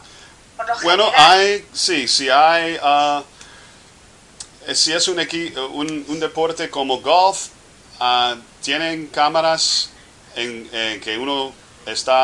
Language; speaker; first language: Spanish; non-native, fluent; English